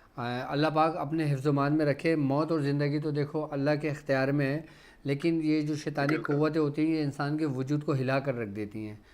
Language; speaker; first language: Urdu; native; Urdu